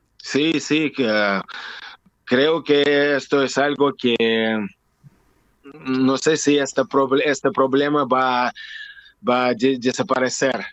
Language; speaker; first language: Spanish; non-native, learner; Russian